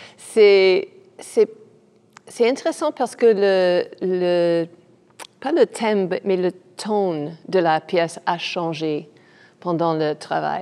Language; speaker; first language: French; non-native, fluent; English